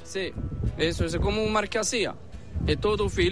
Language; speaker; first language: Spanish; non-native, learner; Arabic